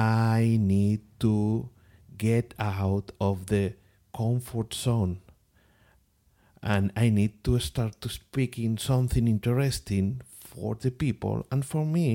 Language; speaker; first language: English; non-native, learner; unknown